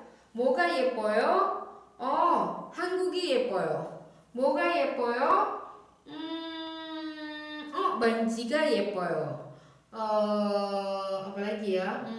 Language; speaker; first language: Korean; non-native, fluent; Indonesian